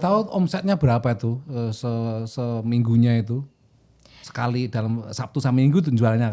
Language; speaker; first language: Indonesian; native; Indonesian